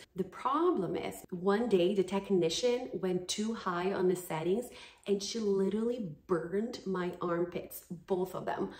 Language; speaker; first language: English; non-native, fluent; Portuguese